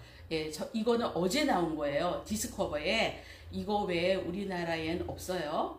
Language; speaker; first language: Korean; native; Korean